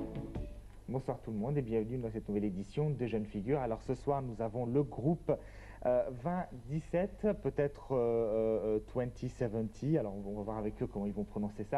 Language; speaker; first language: French; native; French